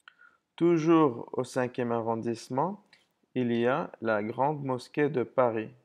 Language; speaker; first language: French; non-native, fluent; English